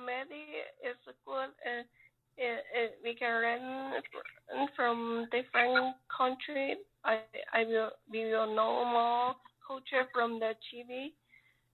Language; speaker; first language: English; non-native, learner; Chinese